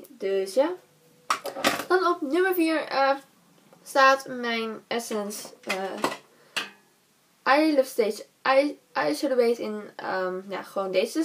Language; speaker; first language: Dutch; native; Dutch